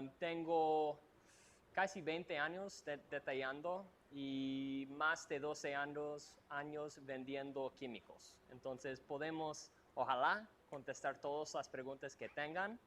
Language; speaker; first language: Spanish; non-native, fluent; English